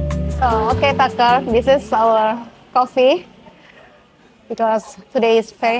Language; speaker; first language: English; non-native, fluent; Indonesian